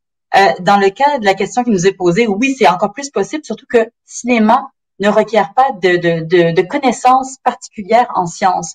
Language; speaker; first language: French; native; French